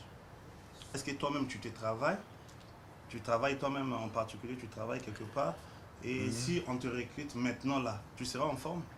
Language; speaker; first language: French; non-native, fluent; Turkish